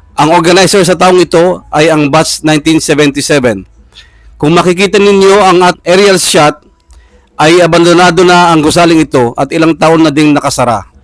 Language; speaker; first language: Filipino; non-native, local second language; Pangasinan